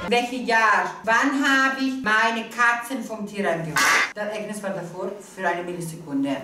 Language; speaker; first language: German; non-native, local second language; Italian